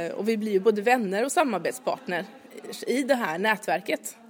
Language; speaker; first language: Swedish; native; Swedish